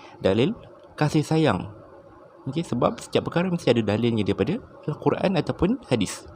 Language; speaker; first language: Malay; native; Malay